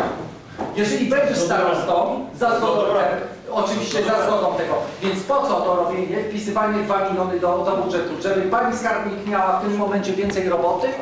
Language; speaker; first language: Polish; native; Polish